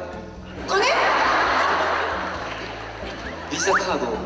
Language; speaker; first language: Japanese; non-native, fluent; Korean